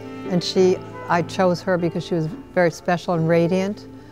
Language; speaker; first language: English; native; English